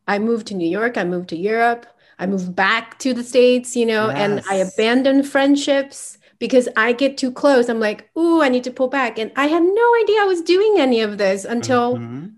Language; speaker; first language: English; early bilingual, other home language; Chinese